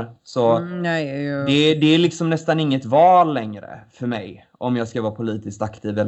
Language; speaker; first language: Swedish; native; Swedish